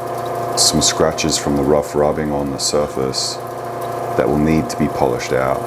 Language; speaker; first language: English; native; English